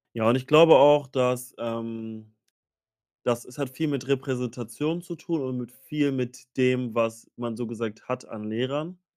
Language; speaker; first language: German; early bilingual, other home language; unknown